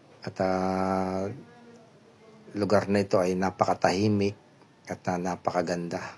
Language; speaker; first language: Filipino; non-native, local second language; Pampanga